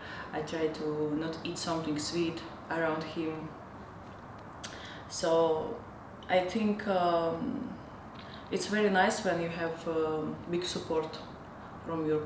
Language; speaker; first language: English; non-native, fluent; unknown